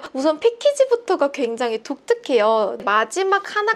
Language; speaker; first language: Korean; native; Korean